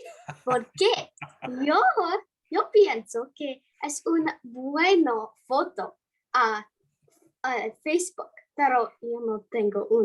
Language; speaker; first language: Spanish; non-native, learner; English